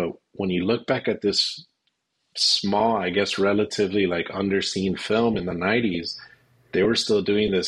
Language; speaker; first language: English; native; English